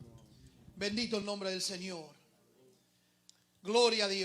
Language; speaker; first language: Spanish; native; Spanish